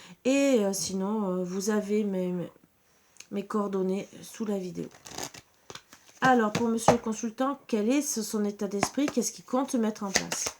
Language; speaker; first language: French; native; French